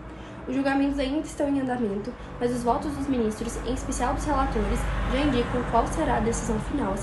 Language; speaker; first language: Portuguese; native; Portuguese